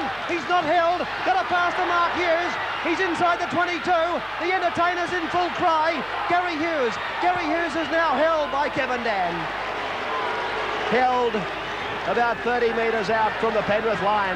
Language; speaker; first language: English; native; English